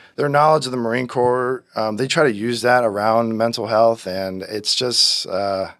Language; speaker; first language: English; native; English